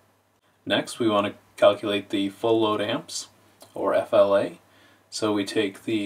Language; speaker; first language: English; native; English